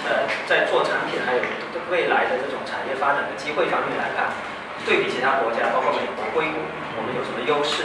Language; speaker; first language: Chinese; native; Chinese